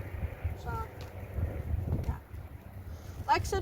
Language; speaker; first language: English; native; English